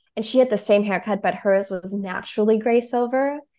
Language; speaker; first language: English; non-native, fluent; German